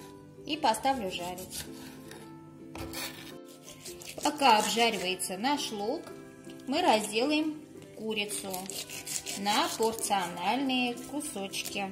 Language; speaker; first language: Russian; non-native, fluent; Armenian